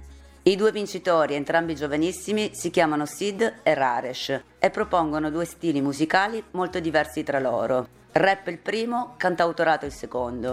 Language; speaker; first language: Italian; native; Italian